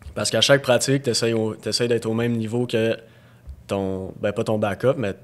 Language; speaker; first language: French; native; French